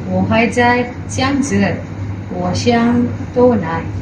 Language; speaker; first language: Chinese; non-native, learner; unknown